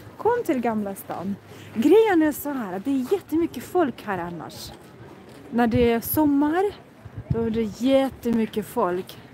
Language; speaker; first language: Swedish; non-native, fluent; Russian